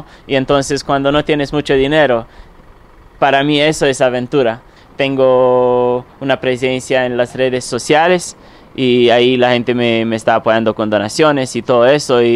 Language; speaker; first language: Spanish; non-native, fluent; Romanian